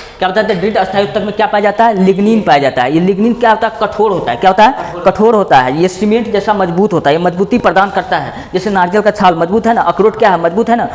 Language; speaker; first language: Hindi; native; Hindi